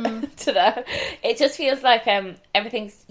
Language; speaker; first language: English; native; English